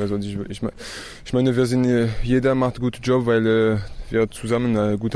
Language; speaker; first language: German; non-native, fluent; French